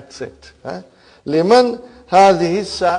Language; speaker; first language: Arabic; non-native, fluent; Urdu